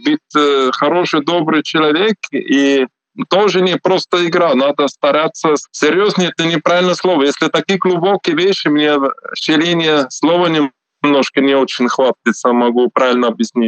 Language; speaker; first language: Russian; non-native, learner; Swiss German